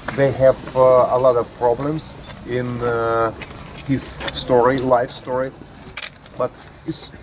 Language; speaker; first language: English; non-native, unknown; Ukrainian